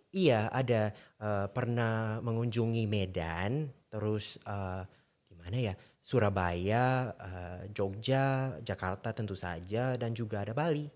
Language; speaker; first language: Indonesian; non-native, fluent; English